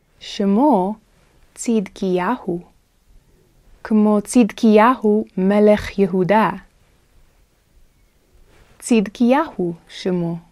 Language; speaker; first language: Hebrew; non-native, fluent; English